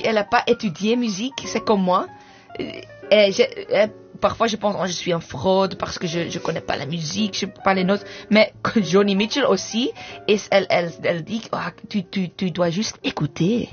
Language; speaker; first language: French; non-native, learner; English